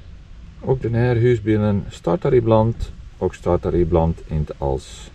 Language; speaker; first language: Swedish; non-native, fluent; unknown